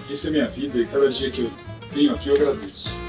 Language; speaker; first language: Portuguese; native; Portuguese